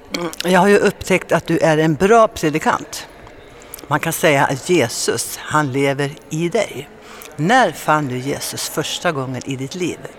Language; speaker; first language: Swedish; native; Swedish